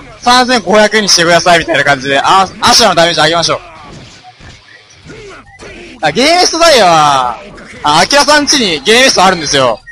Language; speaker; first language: Japanese; native; Japanese